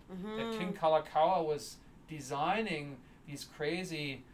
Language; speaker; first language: English; non-native, fluent; German